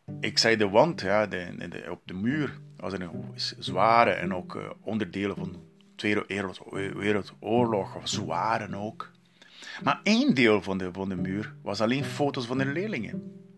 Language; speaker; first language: Dutch; non-native, learner; Portuguese